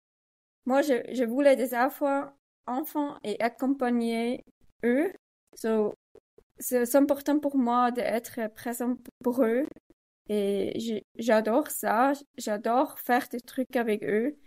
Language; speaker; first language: French; non-native, learner; Swiss German